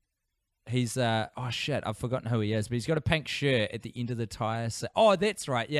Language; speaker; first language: English; native; English